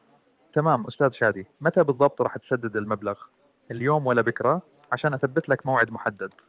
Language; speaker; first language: Arabic; native; Arabic